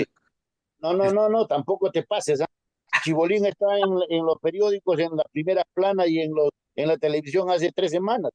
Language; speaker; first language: Spanish; native; Spanish